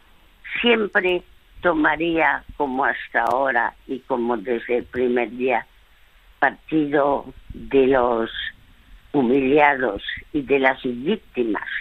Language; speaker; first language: Spanish; non-native, fluent; French